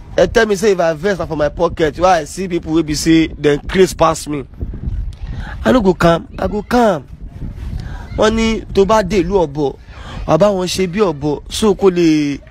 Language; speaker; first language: Nigerian Pidgin; non-native, local second language; Yoruba